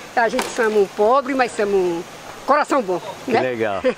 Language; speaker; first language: Portuguese; native; Portuguese